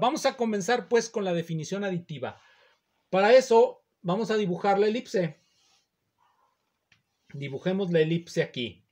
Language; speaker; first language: Spanish; native; Spanish